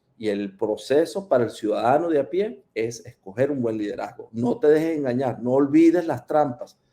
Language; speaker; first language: Spanish; native; Spanish